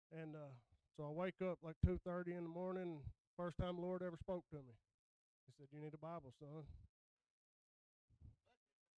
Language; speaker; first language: English; native; English